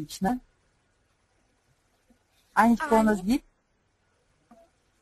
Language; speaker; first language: Russian; native; Russian